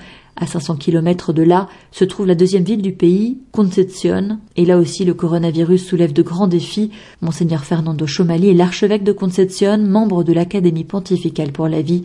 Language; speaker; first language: French; native; French